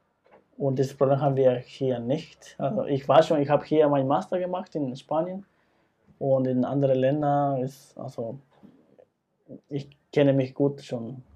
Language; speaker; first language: German; non-native, fluent; Spanish